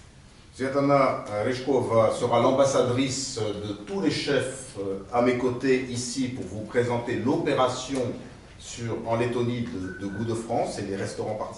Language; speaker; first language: French; native; French